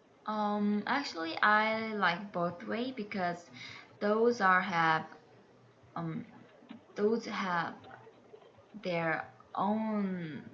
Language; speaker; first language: English; non-native, learner; Korean